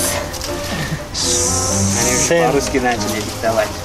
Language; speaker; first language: Russian; non-native, fluent; Uzbek